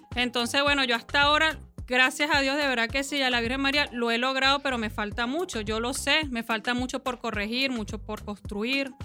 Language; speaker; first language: Spanish; early bilingual, other home language; Portuguese